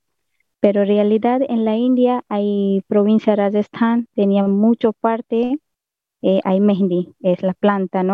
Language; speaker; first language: Spanish; non-native, learner; Hindi